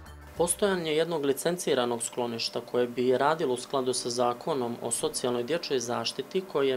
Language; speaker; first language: Serbian; native; Serbian